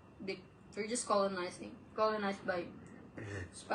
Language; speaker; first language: English; non-native, local second language; Filipino